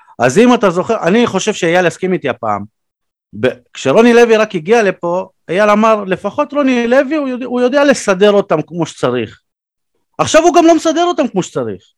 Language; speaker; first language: Hebrew; native; Hebrew